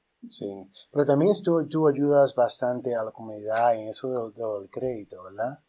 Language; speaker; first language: Spanish; native; Spanish